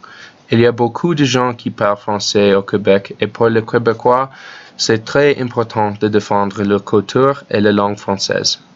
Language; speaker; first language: French; non-native, learner; English